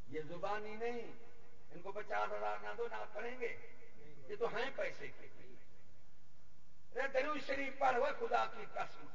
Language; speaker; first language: Urdu; non-native, local second language; Punjabi